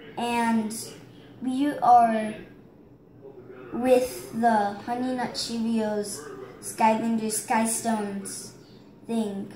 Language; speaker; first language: English; native; English